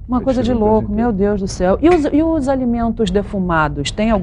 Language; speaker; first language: Portuguese; native; Portuguese